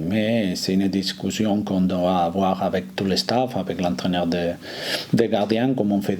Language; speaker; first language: French; non-native, fluent; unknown